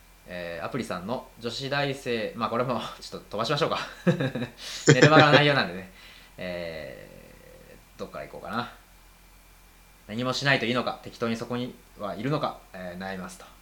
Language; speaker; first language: Japanese; native; Japanese